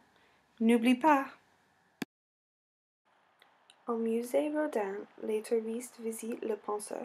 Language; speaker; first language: French; non-native, learner; English